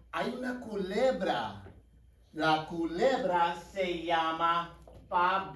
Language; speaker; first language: Spanish; non-native, fluent; English